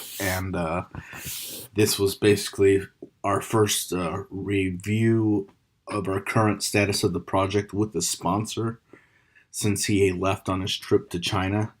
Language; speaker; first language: English; native; English